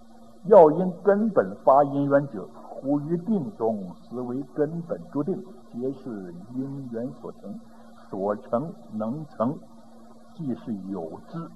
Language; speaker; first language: Chinese; native; Chinese